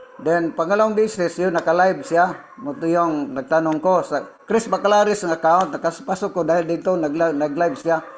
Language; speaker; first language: Filipino; non-native, local second language; Cebuano